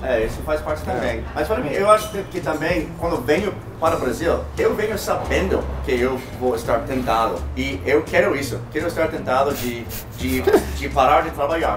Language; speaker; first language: Portuguese; non-native, learner; English